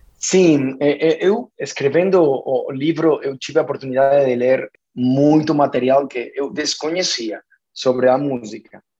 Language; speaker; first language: Portuguese; non-native, fluent; Spanish